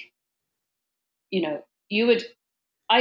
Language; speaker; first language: English; native; English